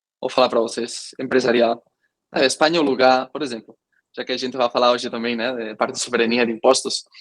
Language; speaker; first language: Portuguese; non-native, fluent; Catalan